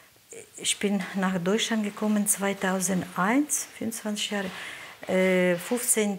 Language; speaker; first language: German; non-native, learner; Russian